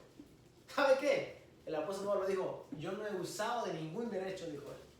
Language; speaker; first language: Spanish; native; Spanish